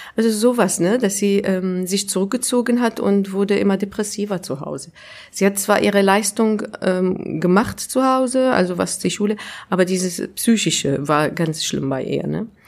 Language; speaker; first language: German; non-native, fluent; Arabic